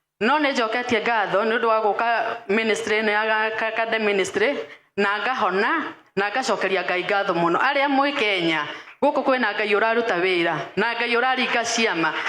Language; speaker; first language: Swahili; non-native, local second language; Kikuyu